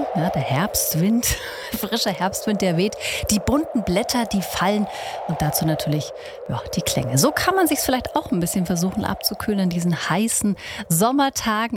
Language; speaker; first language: German; native; German